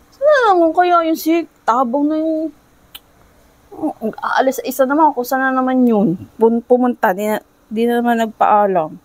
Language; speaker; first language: Filipino; native; Filipino